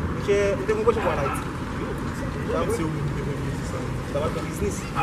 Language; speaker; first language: Portuguese; non-native, learner; Haitian Creole